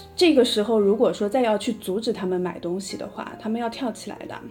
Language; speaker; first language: Chinese; native; Chinese